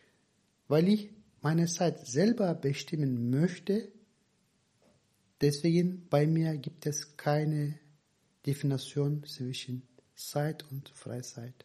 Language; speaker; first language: German; non-native, fluent; Turkish